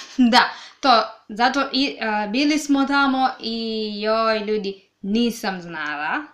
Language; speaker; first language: Serbian; non-native, learner; Swahili